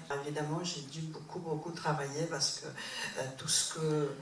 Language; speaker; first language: French; non-native, fluent; Czech